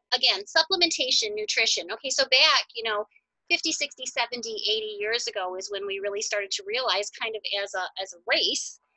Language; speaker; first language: English; native; English